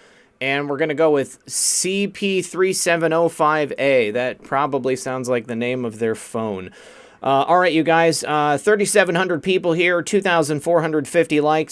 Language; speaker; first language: English; native; English